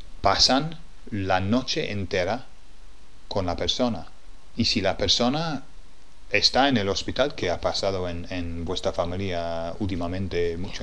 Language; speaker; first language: Spanish; non-native, fluent; English